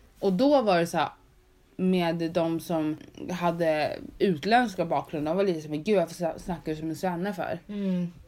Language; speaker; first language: Swedish; native; Swedish